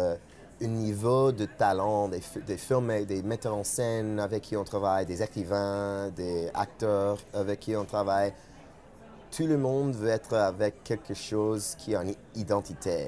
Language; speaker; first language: French; non-native, fluent; English